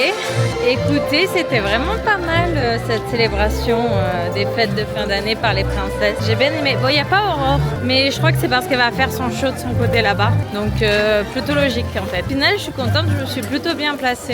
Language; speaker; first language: French; native; French